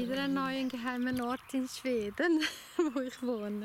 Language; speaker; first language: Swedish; non-native, learner; German